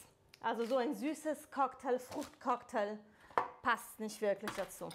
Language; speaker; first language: German; non-native, fluent; Italian